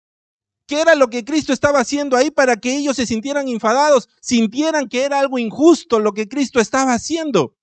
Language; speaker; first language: Spanish; native; Spanish